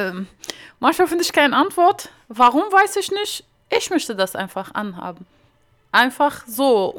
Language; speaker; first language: German; non-native, fluent; Arabic